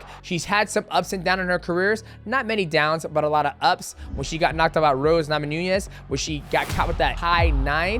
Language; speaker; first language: English; native; English